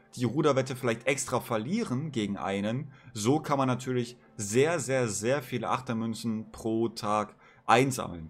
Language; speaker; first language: German; native; German